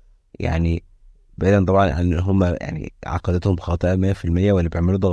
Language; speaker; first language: Arabic; native; Arabic